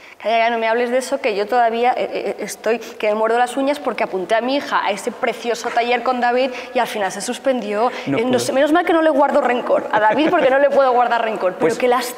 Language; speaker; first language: Spanish; native; Spanish